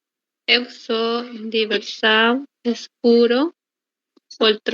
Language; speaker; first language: Portuguese; non-native, learner; Spanish